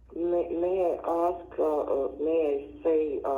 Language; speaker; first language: English; non-native, fluent; Latvian